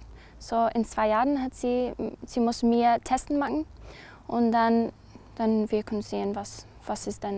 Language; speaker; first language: German; non-native, learner; English